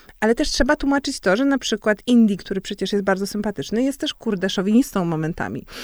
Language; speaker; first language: Polish; native; Polish